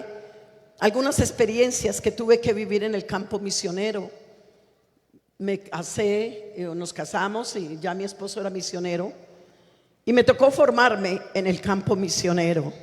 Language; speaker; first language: Spanish; native; Spanish